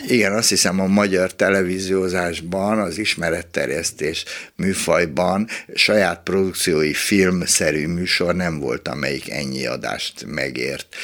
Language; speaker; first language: Hungarian; native; Hungarian